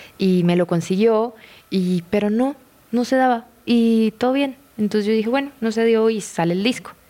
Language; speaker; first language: Spanish; native; Spanish